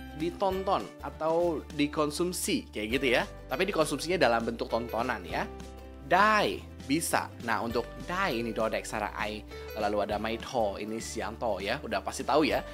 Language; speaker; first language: Indonesian; native; Indonesian